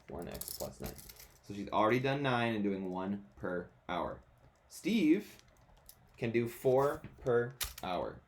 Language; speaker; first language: English; native; English